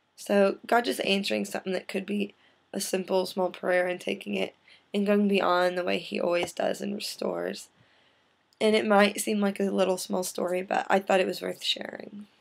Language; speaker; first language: English; native; English